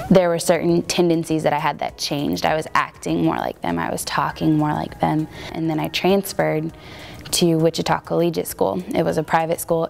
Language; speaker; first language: English; native; English